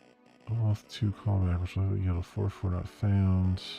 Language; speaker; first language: English; native; English